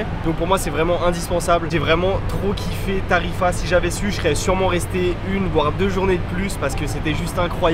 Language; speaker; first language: French; native; French